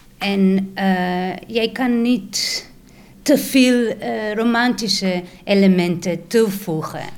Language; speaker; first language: Dutch; non-native, fluent; Serbian